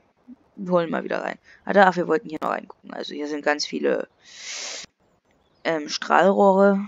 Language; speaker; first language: German; native; German